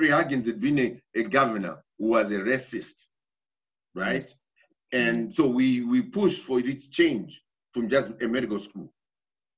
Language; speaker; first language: English; non-native, local second language; Shona